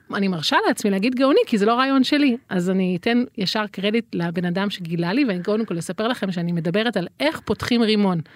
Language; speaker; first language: Hebrew; native; Hebrew